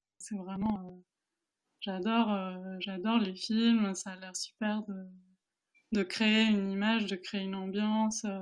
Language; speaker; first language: French; early bilingual, other home language; Spanish